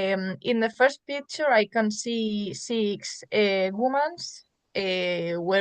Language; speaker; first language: English; non-native, fluent; Spanish